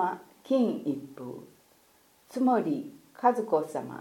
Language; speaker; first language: Japanese; native; Japanese